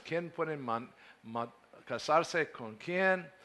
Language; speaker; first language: Spanish; non-native, learner; English